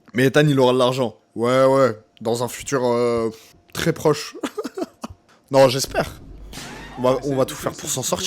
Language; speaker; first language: French; native; French